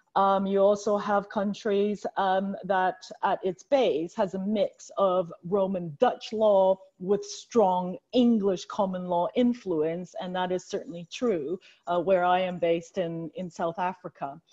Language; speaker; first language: English; native; English